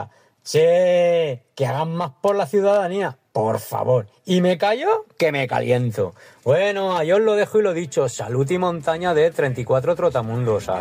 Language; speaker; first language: Spanish; native; Spanish